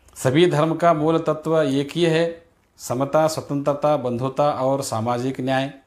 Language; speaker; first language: Hindi; non-native, local second language; Kannada